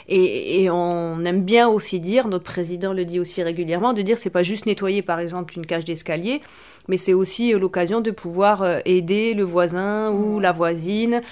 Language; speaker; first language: French; native; French